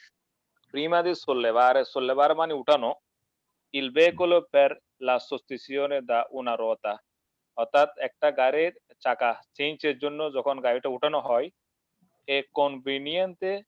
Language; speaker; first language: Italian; non-native, fluent; Bangla